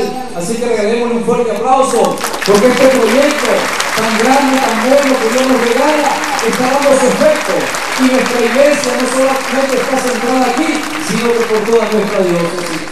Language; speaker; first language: Spanish; native; Spanish